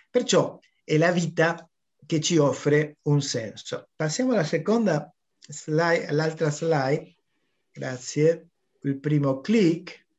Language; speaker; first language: Italian; non-native, fluent; Spanish